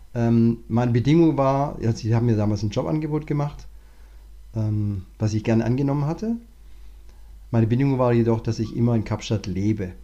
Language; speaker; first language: German; native; German